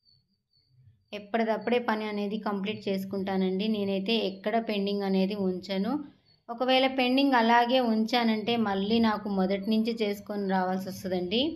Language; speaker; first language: Telugu; native; Telugu